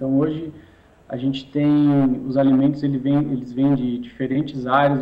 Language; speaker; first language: Portuguese; native; Portuguese